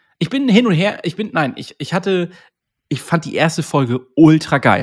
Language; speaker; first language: German; native; German